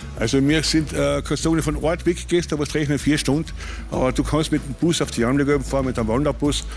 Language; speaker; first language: German; native; German